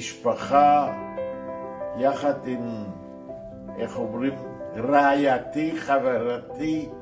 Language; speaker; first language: Hebrew; non-native, fluent; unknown